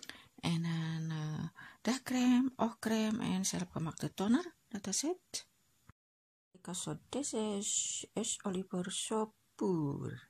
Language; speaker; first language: Dutch; non-native, learner; Indonesian